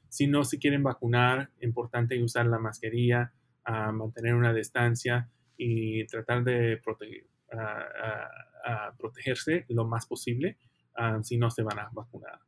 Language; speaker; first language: Spanish; early bilingual, heritage; Spanish